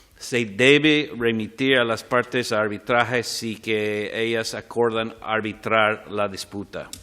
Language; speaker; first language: Spanish; non-native, fluent; English